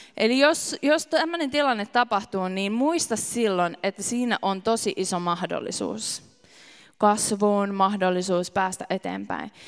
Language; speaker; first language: Finnish; native; Finnish